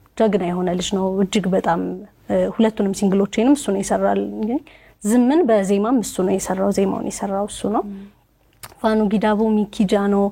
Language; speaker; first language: Amharic; native; Amharic